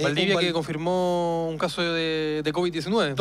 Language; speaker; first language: Spanish; native; Spanish